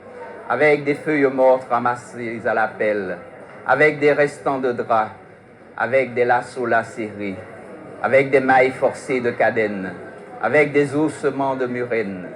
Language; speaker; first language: French; native; French